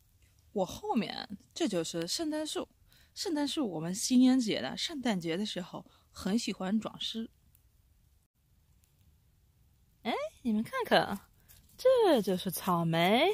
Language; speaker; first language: Chinese; non-native, fluent; Russian